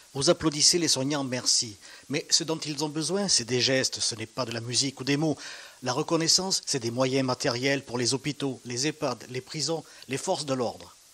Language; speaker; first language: French; native; French